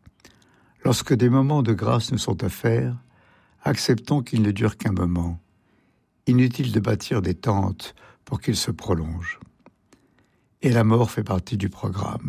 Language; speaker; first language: French; native; French